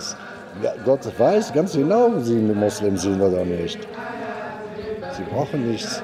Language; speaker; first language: German; non-native, fluent; Arabic